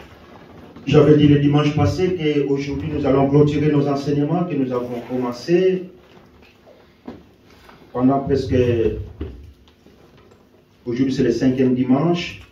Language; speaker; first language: French; non-native, local second language; Lingala